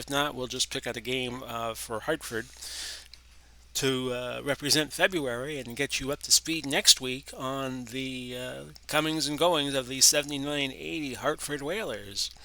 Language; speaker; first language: English; native; English